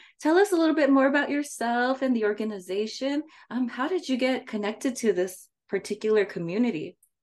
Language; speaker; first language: English; native; English